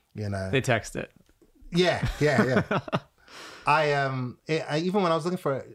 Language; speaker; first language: English; native; English